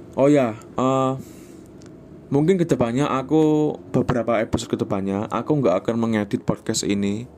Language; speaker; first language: Indonesian; non-native, local second language; Javanese